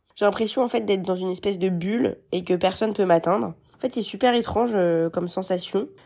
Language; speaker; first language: French; native; French